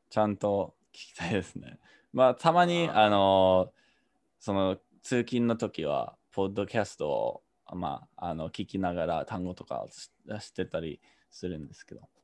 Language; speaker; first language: Japanese; non-native, fluent; English